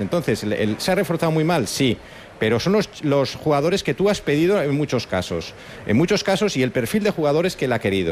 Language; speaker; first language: Spanish; native; Spanish